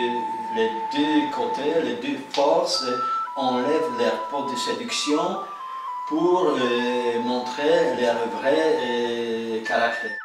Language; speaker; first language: French; non-native, fluent; Polish